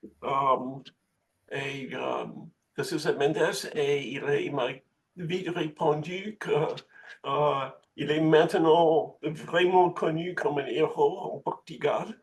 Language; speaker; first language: French; non-native, fluent; English